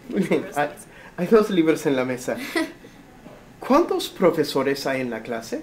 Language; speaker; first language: Spanish; non-native, fluent; English